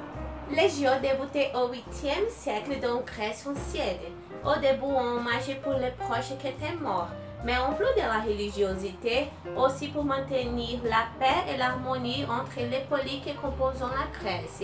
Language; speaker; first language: French; non-native, learner; Portuguese